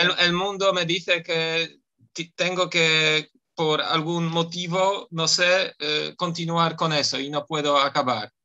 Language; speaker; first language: Spanish; non-native, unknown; Polish